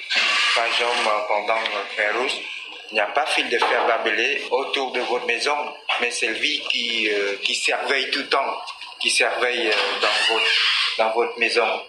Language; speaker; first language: French; non-native, learner; Khmer